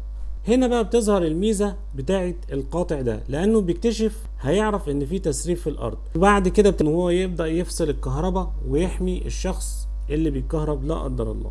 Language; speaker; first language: Arabic; native; Arabic